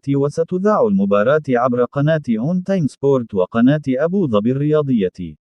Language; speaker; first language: Arabic; native; Arabic